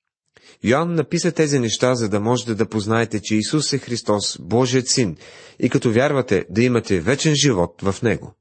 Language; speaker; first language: Bulgarian; native; Bulgarian